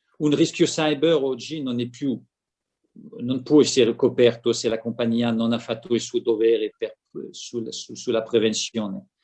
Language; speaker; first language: Italian; non-native, fluent; French